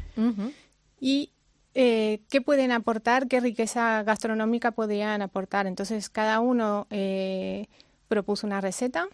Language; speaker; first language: Spanish; native; Spanish